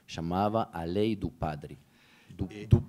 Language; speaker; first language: Portuguese; native; Portuguese